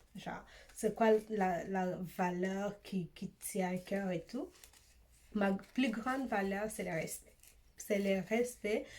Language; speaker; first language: French; early bilingual, other home language; Swahili